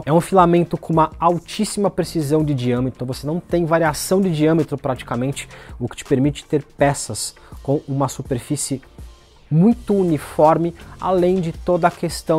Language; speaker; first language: Portuguese; native; Portuguese